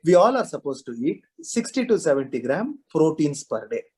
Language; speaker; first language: English; non-native, local second language; Kannada